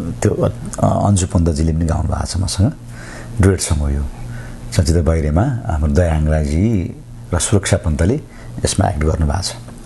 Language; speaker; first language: Nepali; native; Nepali